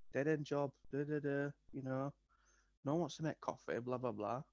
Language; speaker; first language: English; native; English